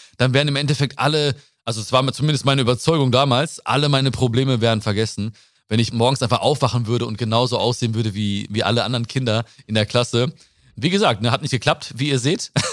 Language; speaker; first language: German; early bilingual, other home language; Malayalam